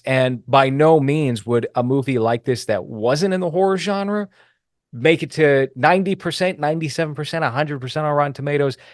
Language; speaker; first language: English; native; English